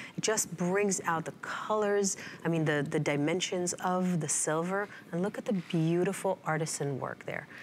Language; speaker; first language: English; non-native, fluent; Hebrew